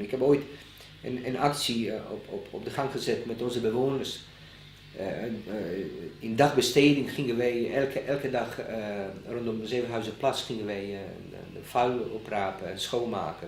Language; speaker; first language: Dutch; non-native, fluent; Bosnian